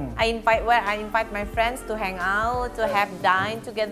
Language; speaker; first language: English; non-native, learner; Indonesian